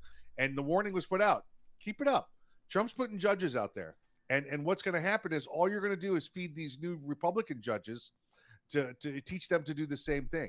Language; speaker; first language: English; native; English